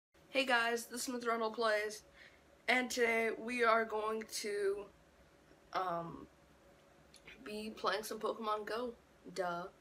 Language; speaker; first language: English; native; English